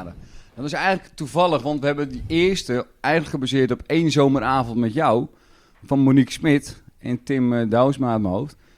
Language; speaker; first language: Dutch; native; Dutch